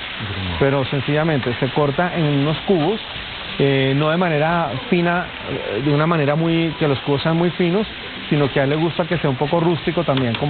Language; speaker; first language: Spanish; native; Spanish